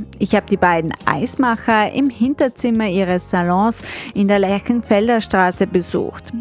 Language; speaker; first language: German; native; German